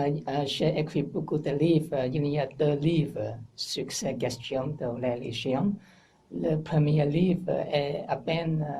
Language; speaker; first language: French; non-native, learner; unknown